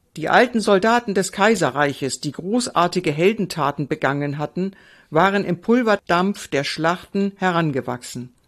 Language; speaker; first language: German; native; German